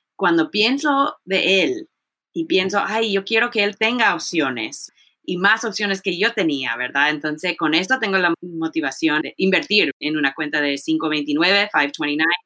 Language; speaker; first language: Spanish; early bilingual, heritage; Spanish